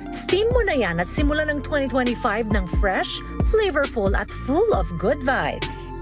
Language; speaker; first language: Filipino; native; Filipino